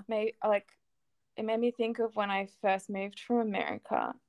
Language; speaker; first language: English; native; English